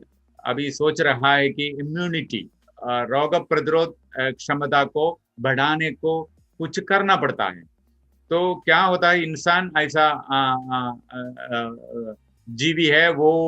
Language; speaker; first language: Hindi; non-native, local second language; Malayalam